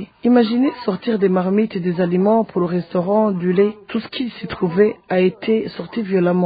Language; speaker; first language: French; non-native, local second language; Rundi